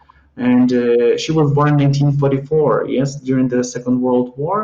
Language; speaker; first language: English; non-native, fluent; Ukrainian